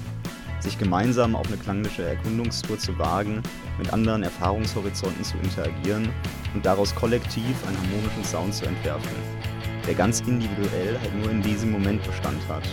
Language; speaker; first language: German; native; German